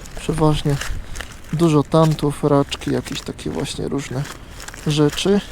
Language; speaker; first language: Polish; native; Polish